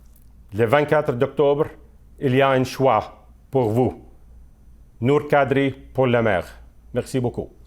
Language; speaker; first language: French; non-native, fluent; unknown